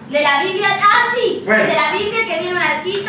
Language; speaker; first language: Spanish; native; Spanish